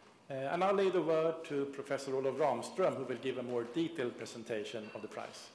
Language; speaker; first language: English; non-native, fluent; Swedish